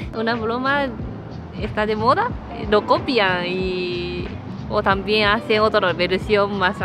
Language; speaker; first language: Spanish; non-native, fluent; Japanese